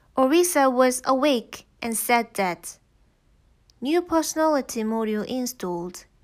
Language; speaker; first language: English; non-native, learner; Korean